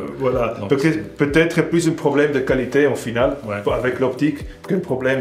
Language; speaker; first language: French; non-native, fluent; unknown